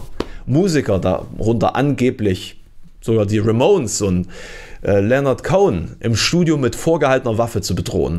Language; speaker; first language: German; native; German